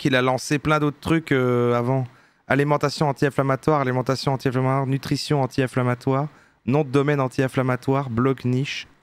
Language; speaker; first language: French; native; French